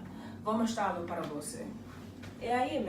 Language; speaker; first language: Portuguese; non-native, learner; English